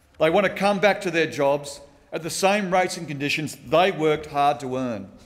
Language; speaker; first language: English; native; English